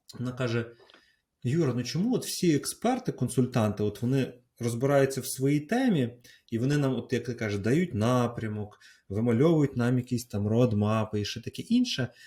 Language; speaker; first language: Ukrainian; native; Ukrainian